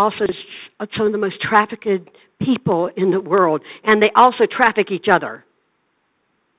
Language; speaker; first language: English; native; English